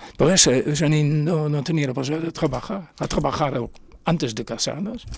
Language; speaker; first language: Spanish; non-native, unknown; Limburgish